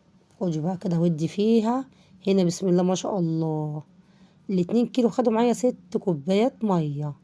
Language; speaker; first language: Arabic; native; Arabic